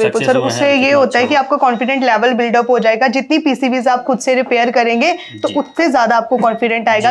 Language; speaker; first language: Hindi; native; Hindi